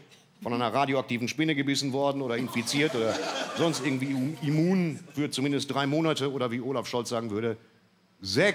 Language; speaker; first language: German; native; German